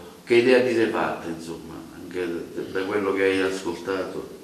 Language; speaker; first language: Italian; native; Italian